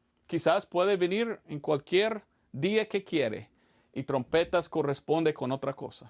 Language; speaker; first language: Spanish; non-native, fluent; English